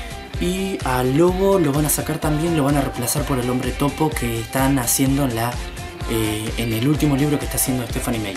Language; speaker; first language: Spanish; native; Spanish